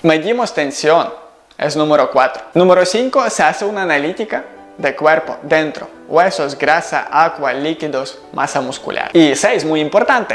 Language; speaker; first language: Spanish; non-native, learner; Ukrainian